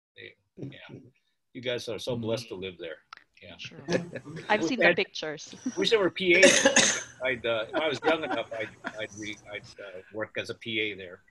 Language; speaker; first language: English; non-native, fluent; Korean